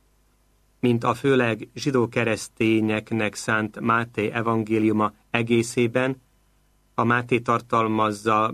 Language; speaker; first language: Hungarian; native; Hungarian